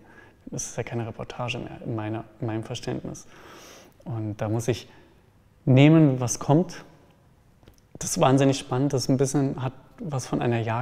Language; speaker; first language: German; native; German